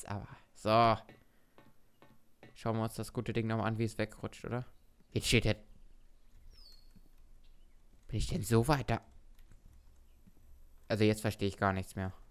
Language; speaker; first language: German; native; German